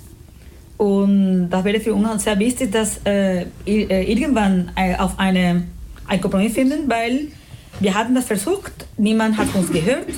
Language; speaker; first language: German; non-native, fluent; Spanish